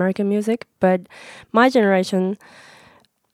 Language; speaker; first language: English; non-native, learner; Japanese